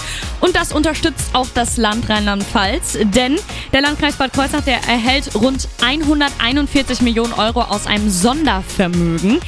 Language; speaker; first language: German; native; German